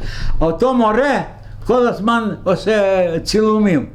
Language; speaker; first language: Hebrew; non-native, fluent; Yiddish